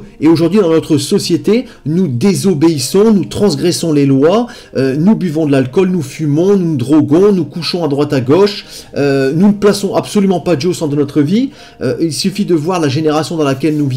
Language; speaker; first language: French; native; French